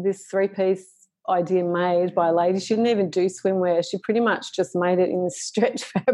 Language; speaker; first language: English; native; English